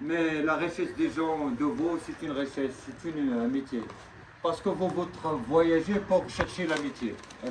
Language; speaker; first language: French; non-native, learner; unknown